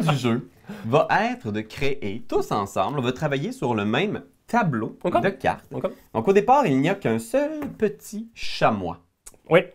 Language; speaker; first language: French; native; French